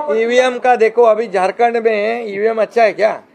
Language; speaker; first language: Hindi; non-native, local second language; Marathi